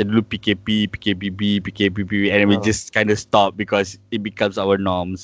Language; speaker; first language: English; non-native, local second language; Malay